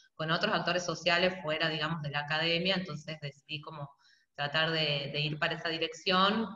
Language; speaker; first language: Spanish; native; Spanish